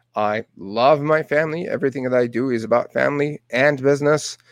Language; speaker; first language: English; non-native, fluent; Persian